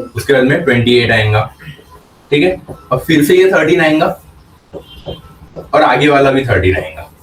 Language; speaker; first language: Hindi; non-native, local second language; Marathi